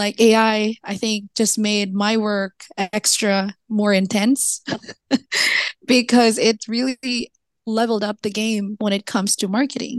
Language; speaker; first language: English; non-native, local second language; Cebuano